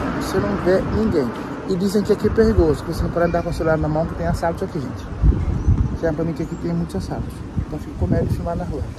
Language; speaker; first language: Portuguese; non-native, local second language; Kabuverdianu